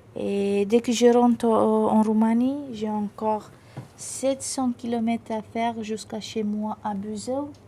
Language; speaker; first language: French; non-native, fluent; Romanian